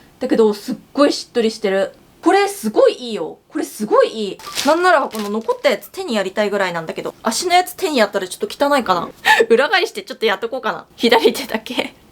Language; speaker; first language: Japanese; native; Japanese